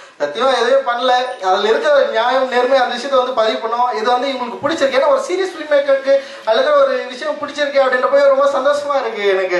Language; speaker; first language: Tamil; native; Tamil